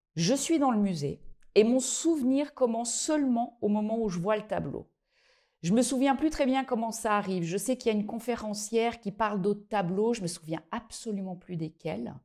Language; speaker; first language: French; native; French